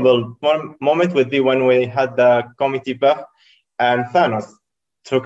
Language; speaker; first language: English; non-native, fluent; Arabic